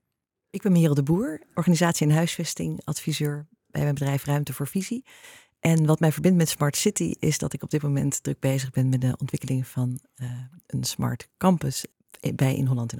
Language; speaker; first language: Dutch; native; Dutch